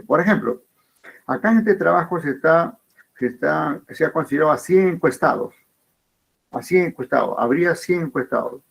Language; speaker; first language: Spanish; native; Spanish